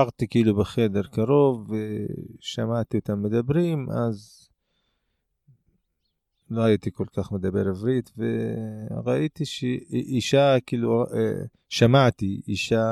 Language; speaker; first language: Hebrew; non-native, local second language; Arabic